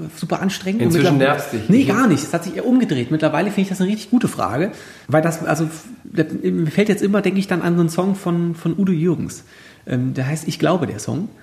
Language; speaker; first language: German; native; German